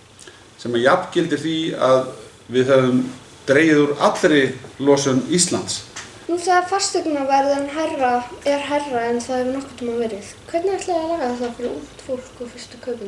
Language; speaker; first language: Icelandic; native; Icelandic